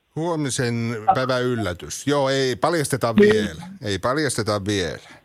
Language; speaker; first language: Finnish; native; Finnish